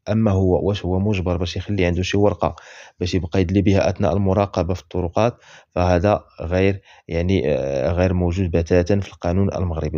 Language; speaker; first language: Arabic; native; Arabic